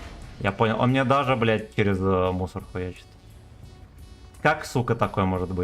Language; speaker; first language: Russian; native; Russian